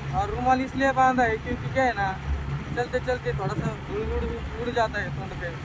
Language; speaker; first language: Hindi; non-native, local second language; Marathi